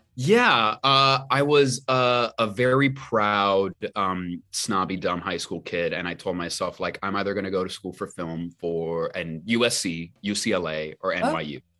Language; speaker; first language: English; early bilingual, other home language; Spanish